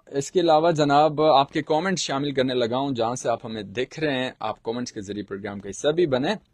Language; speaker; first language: Urdu; non-native, local second language; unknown